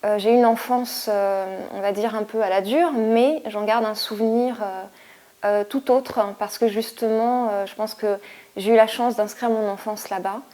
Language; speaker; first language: French; native; French